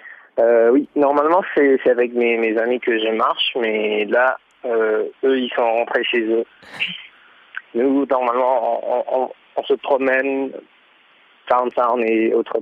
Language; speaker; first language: French; non-native, fluent; Burmese